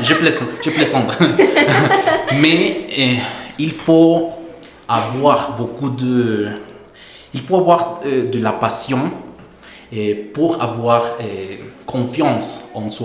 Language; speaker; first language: French; non-native, fluent; Spanish